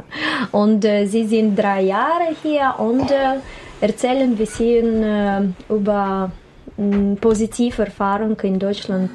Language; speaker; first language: German; non-native, learner; Russian